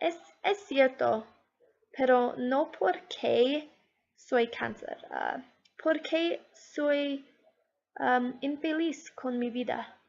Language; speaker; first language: Spanish; non-native, learner; English